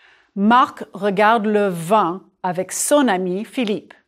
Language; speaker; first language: French; non-native, fluent; English